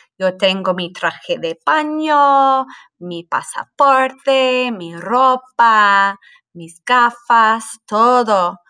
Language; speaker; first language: Spanish; non-native, fluent; English